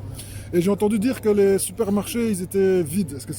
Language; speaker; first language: French; native; French